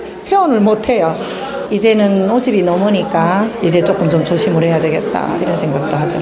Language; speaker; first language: Korean; native; Korean